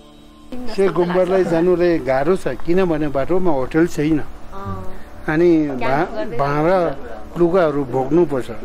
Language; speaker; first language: Nepali; non-native, local second language; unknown